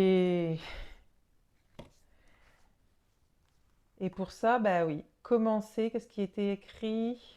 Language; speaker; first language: French; native; French